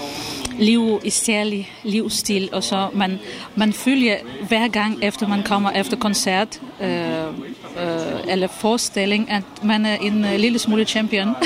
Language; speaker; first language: Danish; non-native, fluent; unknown